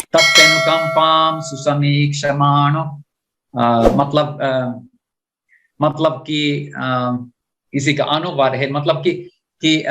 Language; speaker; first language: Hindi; non-native, learner; Finnish